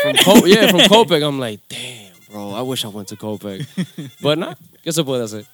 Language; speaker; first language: English; early bilingual, other home language; Spanish